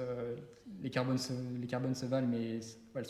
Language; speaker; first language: French; native; French